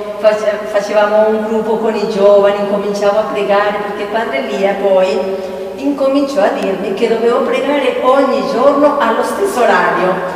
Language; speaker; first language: Italian; non-native, fluent; Spanish